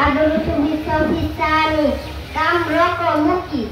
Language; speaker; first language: Arabic; non-native, learner; Bangla